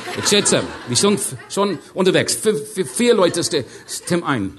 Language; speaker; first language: German; non-native, learner; English